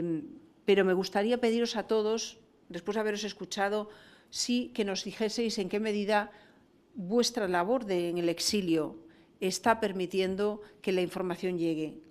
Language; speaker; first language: Spanish; native; Spanish